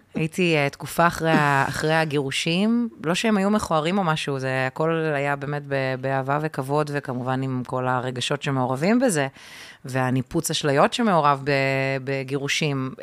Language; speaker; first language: Hebrew; early bilingual, other home language; Russian